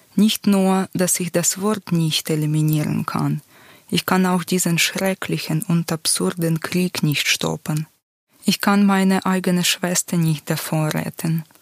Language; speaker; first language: German; non-native, fluent; Ukrainian